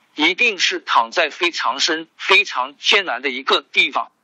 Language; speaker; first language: Chinese; non-native, local second language; Hakka Chinese